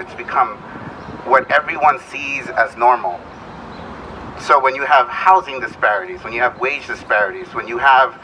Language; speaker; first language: English; early bilingual, other home language; Spanish